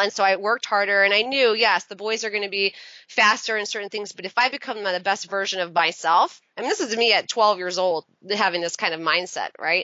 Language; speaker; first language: English; native; English